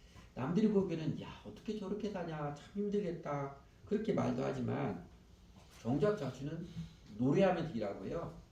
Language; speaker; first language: Korean; native; Korean